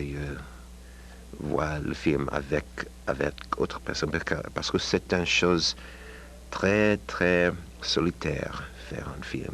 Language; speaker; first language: French; non-native, learner; English